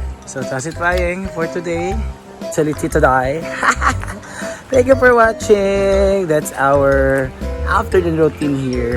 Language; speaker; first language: English; non-native, local second language; Filipino